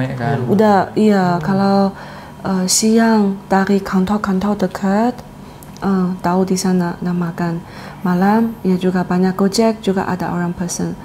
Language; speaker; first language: Indonesian; non-native, learner; Chinese